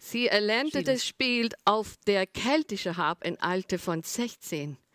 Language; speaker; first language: German; non-native, learner; English